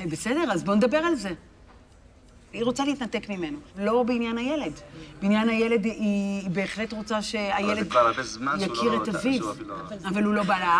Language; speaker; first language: Hebrew; native; Hebrew